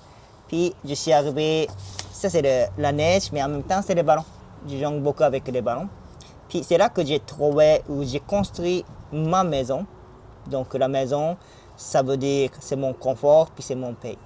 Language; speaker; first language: French; non-native, fluent; Japanese